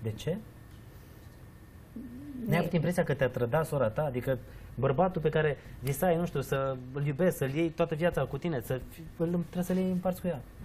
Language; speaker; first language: Romanian; native; Romanian